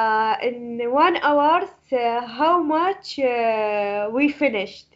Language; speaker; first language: English; non-native, learner; Arabic